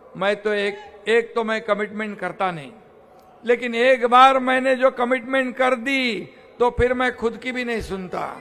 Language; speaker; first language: Hindi; non-native, local second language; Marathi